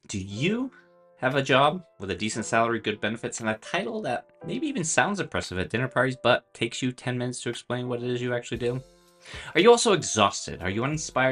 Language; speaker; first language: English; native; English